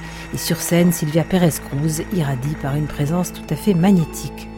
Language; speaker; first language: French; native; French